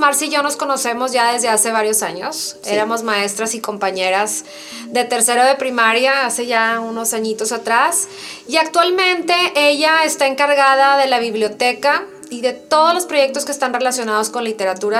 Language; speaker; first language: Spanish; native; Spanish